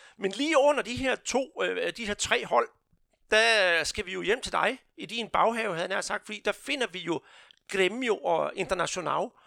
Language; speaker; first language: Danish; non-native, fluent; Portuguese